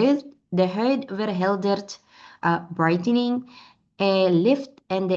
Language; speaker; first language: Dutch; non-native, learner; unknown